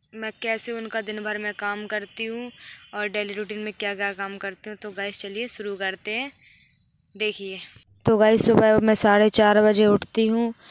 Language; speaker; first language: Hindi; native; Hindi